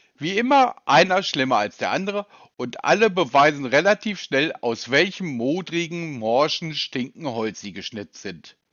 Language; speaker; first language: German; native; German